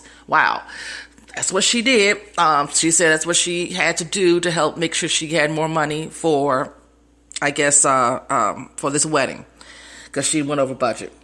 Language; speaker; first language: English; native; English